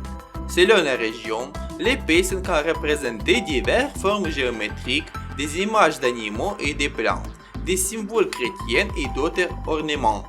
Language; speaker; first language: French; non-native, learner; Ukrainian